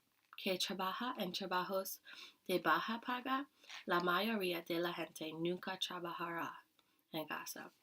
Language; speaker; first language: Spanish; non-native, learner; English